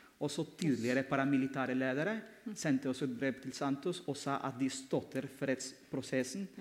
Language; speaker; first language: Norwegian; non-native, fluent; Spanish